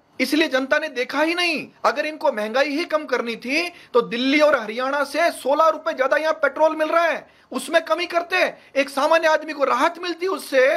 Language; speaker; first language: Hindi; native; Hindi